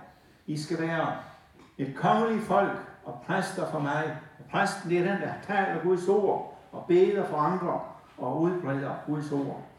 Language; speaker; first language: Danish; native; Danish